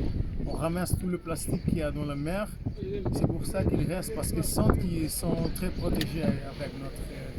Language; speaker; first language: French; non-native, fluent; Kabuverdianu